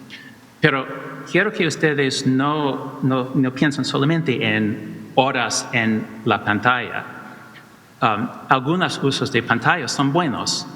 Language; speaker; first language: Spanish; non-native, learner; English